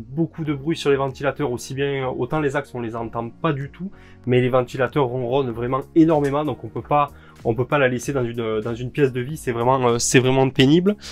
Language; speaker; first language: French; native; French